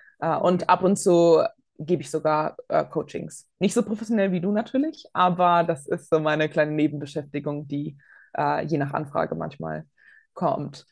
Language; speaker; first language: German; early bilingual, other home language; Latvian